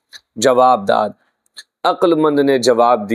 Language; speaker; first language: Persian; non-native, fluent; Urdu